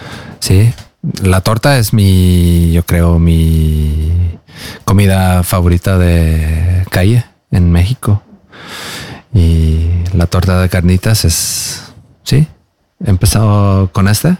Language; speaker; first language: Spanish; non-native, fluent; Norwegian